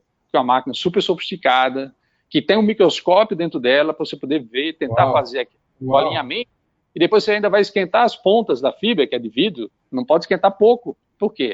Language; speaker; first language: Portuguese; native; Portuguese